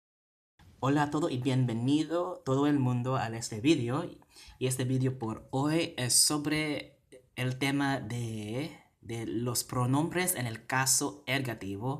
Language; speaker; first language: Spanish; non-native, fluent; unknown